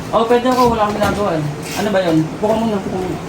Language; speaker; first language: Filipino; native; Filipino